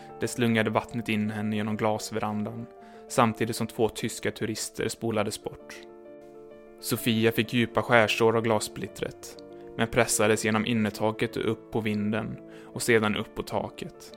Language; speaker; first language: Swedish; native; Swedish